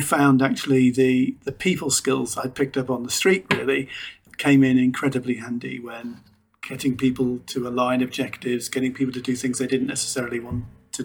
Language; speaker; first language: English; native; English